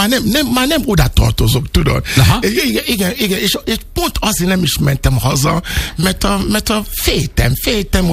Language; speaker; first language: Hungarian; non-native, fluent; Yoruba